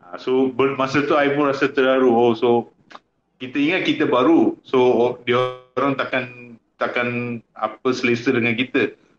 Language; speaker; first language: Malay; non-native, local second language; Tamil